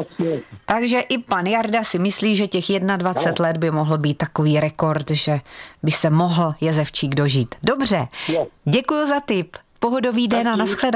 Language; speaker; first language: Czech; native; Czech